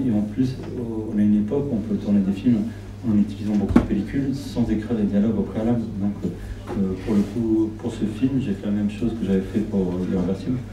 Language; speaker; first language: French; non-native, fluent; Spanish